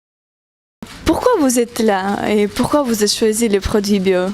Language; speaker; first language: French; non-native, learner; Chinese